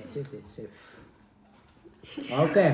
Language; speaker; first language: English; non-native, learner; Amharic